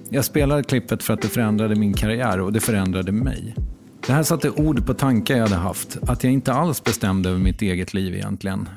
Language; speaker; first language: Swedish; native; Swedish